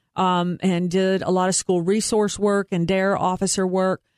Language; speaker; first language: English; native; English